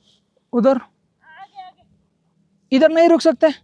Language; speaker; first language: Hindi; non-native, local second language; Kannada